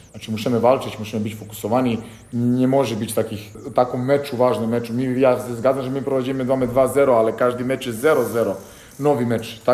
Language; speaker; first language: Polish; non-native, fluent; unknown